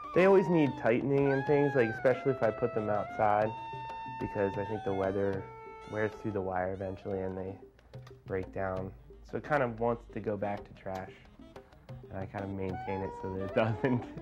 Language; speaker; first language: English; native; English